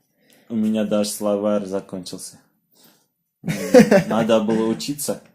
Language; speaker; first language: Russian; non-native, local second language; Kazakh